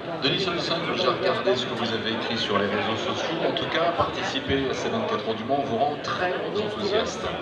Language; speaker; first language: French; native; French